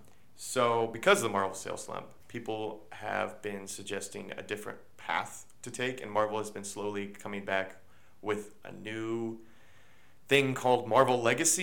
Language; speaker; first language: English; native; English